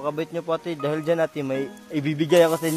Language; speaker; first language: Filipino; native; Filipino